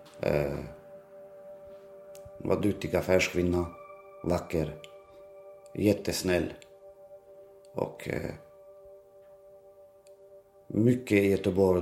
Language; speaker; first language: Swedish; non-native, local second language; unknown